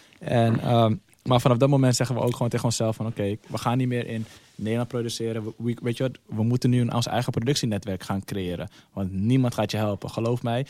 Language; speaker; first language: Dutch; early bilingual, other home language; Somali